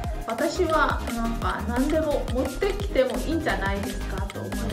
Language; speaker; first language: Japanese; non-native, learner; Vietnamese